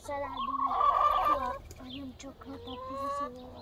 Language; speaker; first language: Indonesian; early bilingual, heritage; Spanish